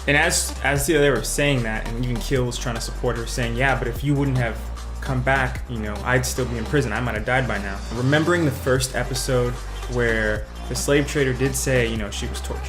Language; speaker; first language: English; native; English